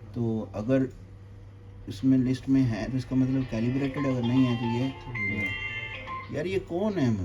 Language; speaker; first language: Urdu; non-native, local second language; Punjabi